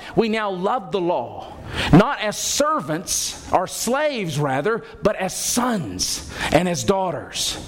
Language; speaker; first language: English; native; English